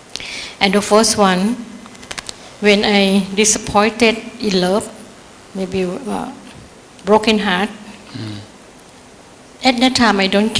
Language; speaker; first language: English; non-native, learner; Thai